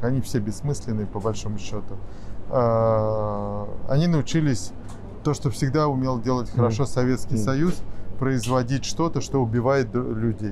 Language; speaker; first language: Russian; native; Russian